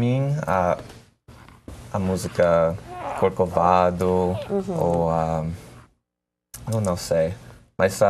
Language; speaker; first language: Portuguese; non-native, learner; English